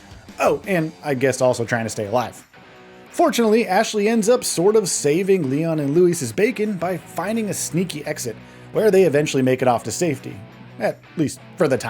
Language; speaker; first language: English; native; English